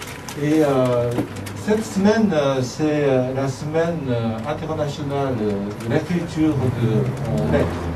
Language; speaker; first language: French; non-native, fluent; Japanese